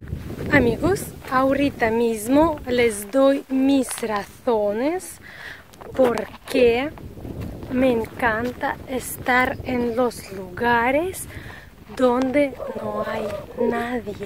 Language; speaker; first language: Spanish; non-native, learner; Russian